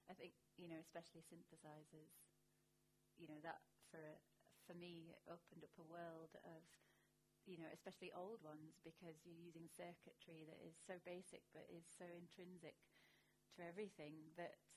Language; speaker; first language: English; native; English